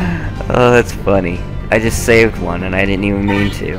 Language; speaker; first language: English; native; English